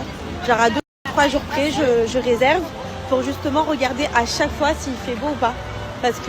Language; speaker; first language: French; native; French